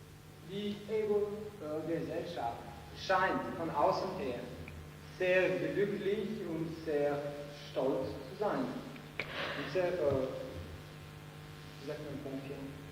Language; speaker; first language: German; non-native, fluent; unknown